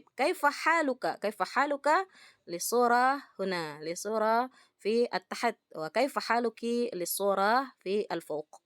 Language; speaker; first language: Arabic; non-native, fluent; Indonesian